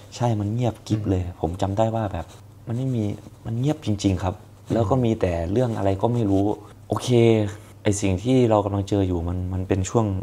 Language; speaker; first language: Thai; native; Thai